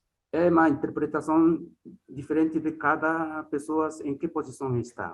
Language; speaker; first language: Portuguese; non-native, fluent; Japanese